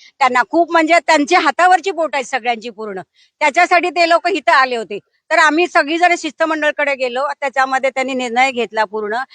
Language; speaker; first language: Marathi; native; Marathi